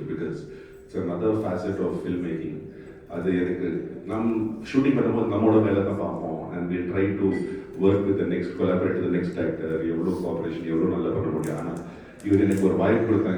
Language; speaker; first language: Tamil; non-native, fluent; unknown